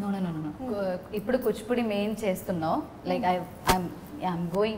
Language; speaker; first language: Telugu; non-native, learner; Malayalam